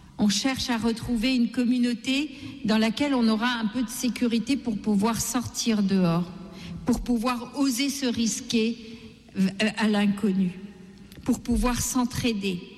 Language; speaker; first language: French; non-native, local second language; Gujarati